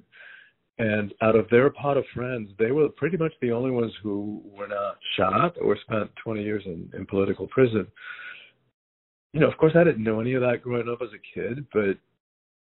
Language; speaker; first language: English; early bilingual, other home language; Spanish